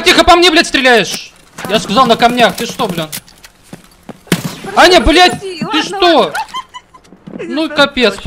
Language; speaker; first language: Russian; native; Russian